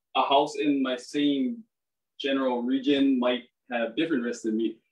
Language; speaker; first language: English; native; English